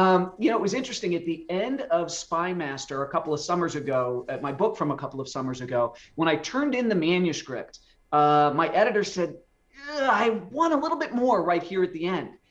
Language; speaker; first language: English; native; English